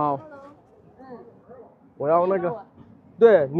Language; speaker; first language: Chinese; non-native, fluent; Bangla